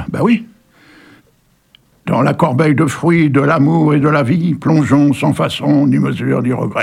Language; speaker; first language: French; native; French